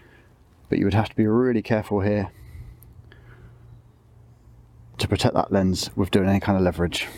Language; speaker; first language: English; native; English